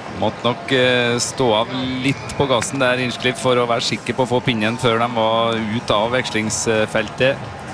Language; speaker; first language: Norwegian; native; Norwegian